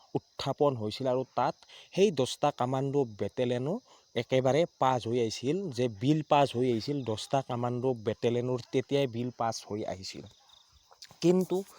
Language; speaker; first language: Assamese; native; Assamese